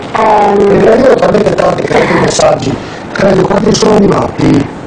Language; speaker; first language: Italian; native; Italian